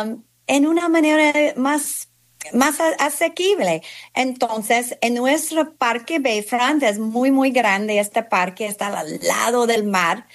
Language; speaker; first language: Spanish; non-native, fluent; English